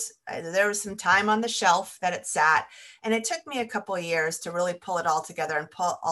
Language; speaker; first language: English; native; English